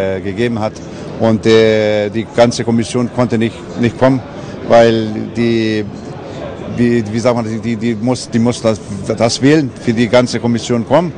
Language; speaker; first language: German; non-native, learner; Portuguese